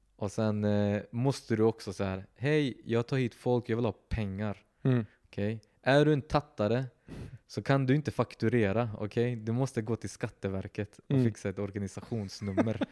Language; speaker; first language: Swedish; native; Swedish